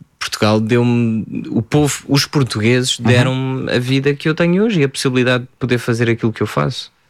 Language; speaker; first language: Portuguese; early bilingual, other home language; French